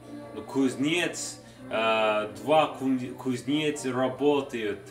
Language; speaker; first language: Russian; non-native, learner; English